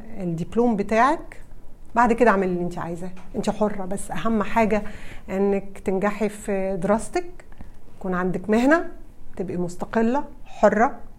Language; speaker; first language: Arabic; early bilingual, heritage; Arabic